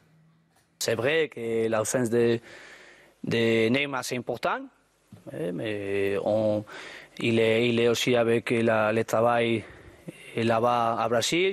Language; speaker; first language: French; non-native, fluent; Spanish